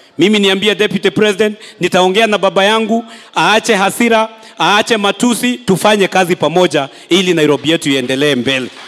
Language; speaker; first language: Swahili; native; Swahili